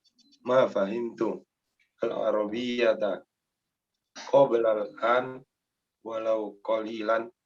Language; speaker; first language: Arabic; non-native, learner; Indonesian